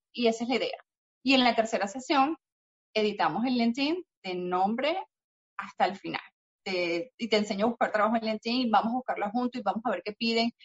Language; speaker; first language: Spanish; native; Spanish